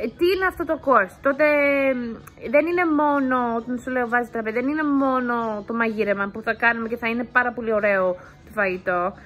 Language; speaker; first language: Greek; early bilingual, heritage; English